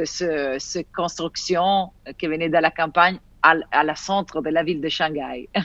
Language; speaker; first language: French; non-native, fluent; Italian